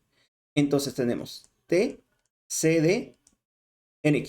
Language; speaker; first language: Spanish; native; Spanish